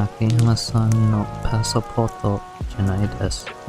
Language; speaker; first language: Japanese; non-native, learner; English